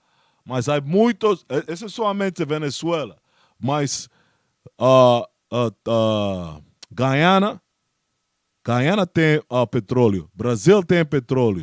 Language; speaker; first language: Portuguese; non-native, learner; Spanish